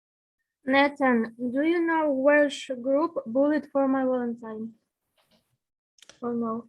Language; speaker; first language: English; non-native, learner; Ukrainian